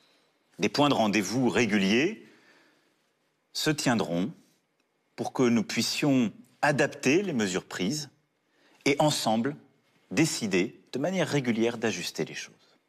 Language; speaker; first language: French; native; French